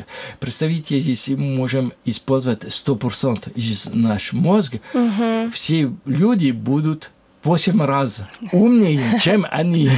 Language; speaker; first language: Russian; non-native, learner; French